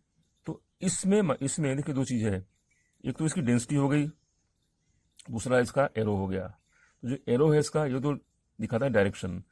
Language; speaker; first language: Hindi; native; Hindi